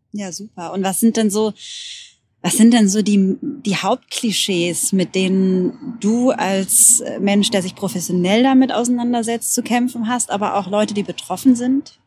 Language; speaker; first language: German; native; German